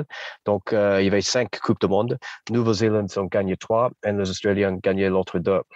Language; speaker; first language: French; non-native, fluent; English